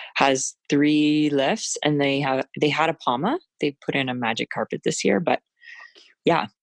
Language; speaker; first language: English; native; English